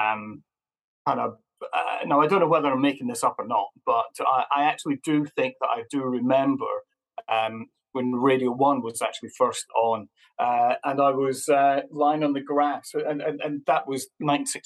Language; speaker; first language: English; native; English